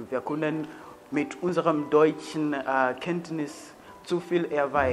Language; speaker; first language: German; non-native, learner; Swahili